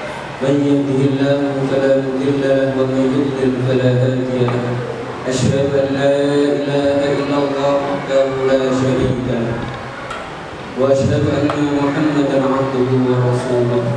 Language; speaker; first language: Arabic; non-native, learner; Indonesian